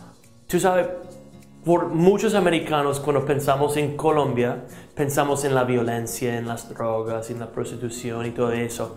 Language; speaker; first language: Spanish; non-native, fluent; English